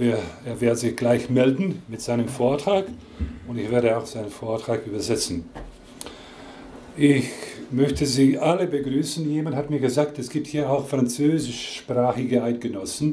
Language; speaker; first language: German; non-native, fluent; Croatian